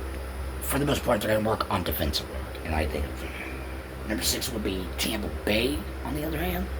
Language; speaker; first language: English; native; English